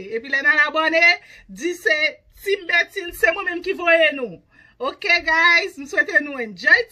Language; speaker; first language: French; non-native, learner; Haitian Creole